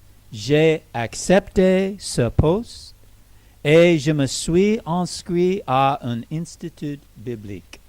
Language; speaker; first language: French; non-native, learner; English